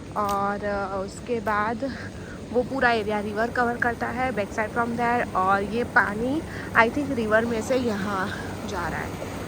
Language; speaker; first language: Hindi; native; Hindi